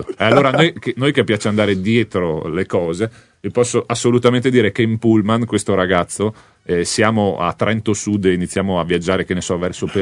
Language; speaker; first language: Italian; native; Italian